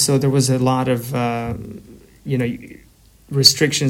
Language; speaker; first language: English; non-native, fluent; Albanian